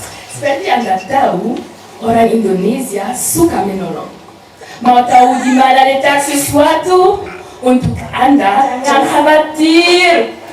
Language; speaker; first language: Indonesian; non-native, learner; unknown